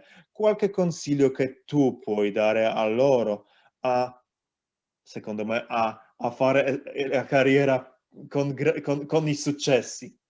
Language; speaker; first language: Italian; non-native, learner; Polish